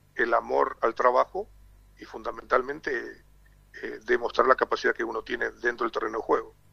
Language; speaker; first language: Spanish; native; Spanish